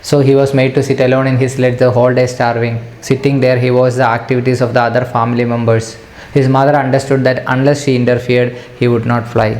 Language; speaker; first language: English; non-native, local second language; Malayalam